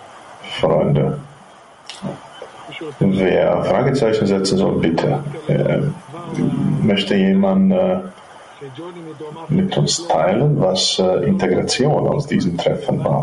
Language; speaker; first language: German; non-native, fluent; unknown